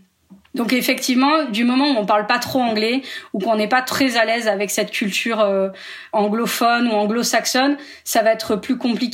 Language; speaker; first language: French; native; French